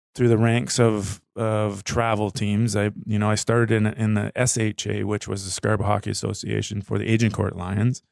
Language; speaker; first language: English; native; English